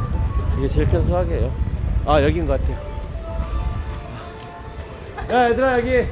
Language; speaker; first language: Korean; native; Korean